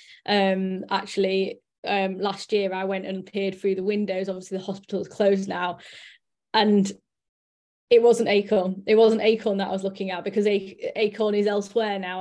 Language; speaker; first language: English; native; English